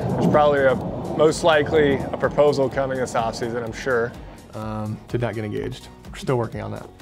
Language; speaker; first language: English; native; English